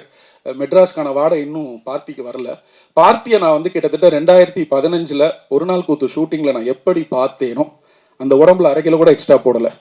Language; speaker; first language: Tamil; native; Tamil